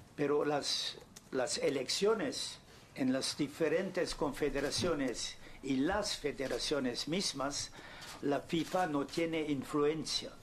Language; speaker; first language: Spanish; non-native, fluent; German